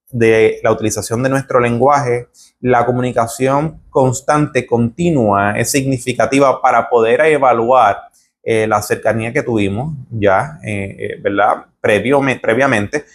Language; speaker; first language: Spanish; native; Spanish